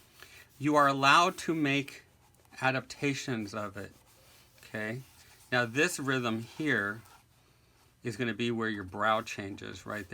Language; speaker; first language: English; native; English